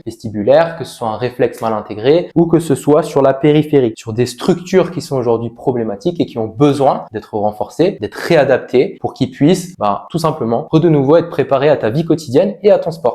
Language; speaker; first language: French; native; French